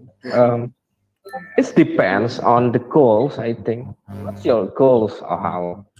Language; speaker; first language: English; non-native, learner; Indonesian